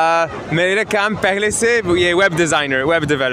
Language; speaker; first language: Hindi; non-native, learner; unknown